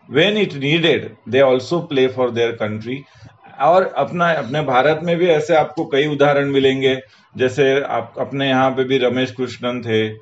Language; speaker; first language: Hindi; non-native, local second language; Marathi